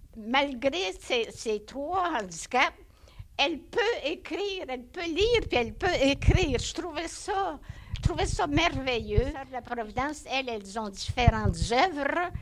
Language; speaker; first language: French; native; French